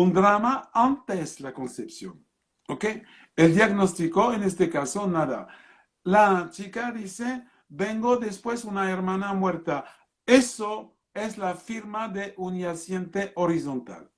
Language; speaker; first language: Spanish; non-native, fluent; French